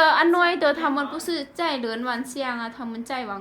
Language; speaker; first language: Chinese; non-native, learner; Lao